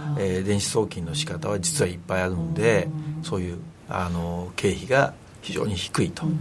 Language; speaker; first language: Japanese; native; Japanese